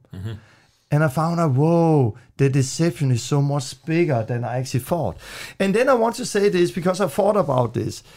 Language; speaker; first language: English; non-native, fluent; Danish